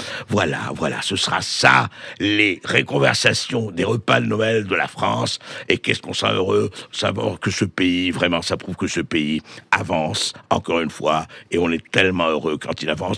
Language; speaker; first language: French; native; French